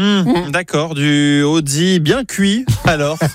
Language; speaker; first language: French; native; French